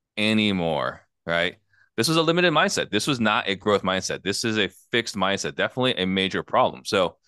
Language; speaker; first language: English; native; English